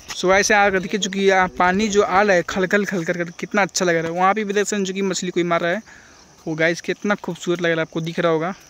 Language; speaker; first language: Hindi; native; Hindi